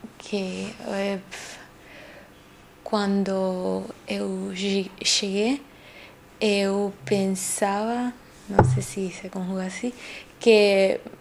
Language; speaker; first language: Portuguese; non-native, learner; Spanish